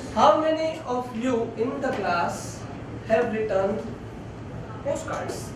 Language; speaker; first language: English; non-native, local second language; Gujarati